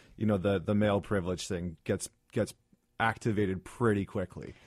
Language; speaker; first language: English; native; English